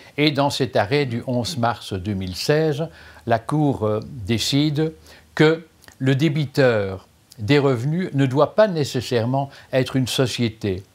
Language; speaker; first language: French; native; French